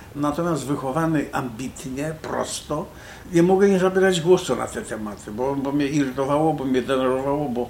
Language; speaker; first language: Polish; native; Polish